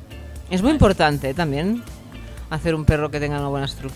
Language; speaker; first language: Spanish; native; Spanish